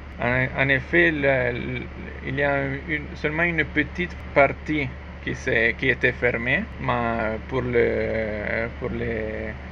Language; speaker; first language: French; non-native, learner; Italian